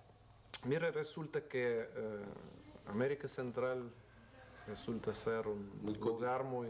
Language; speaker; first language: Spanish; non-native, fluent; Russian